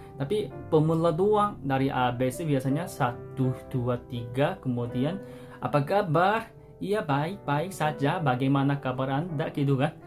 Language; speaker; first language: Indonesian; non-native, fluent; Korean